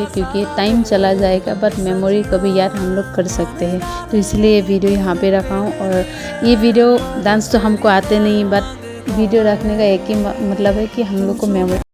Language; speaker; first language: Hindi; non-native, local second language; Assamese